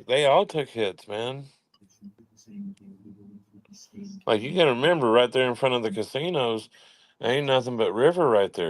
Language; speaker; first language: English; native; English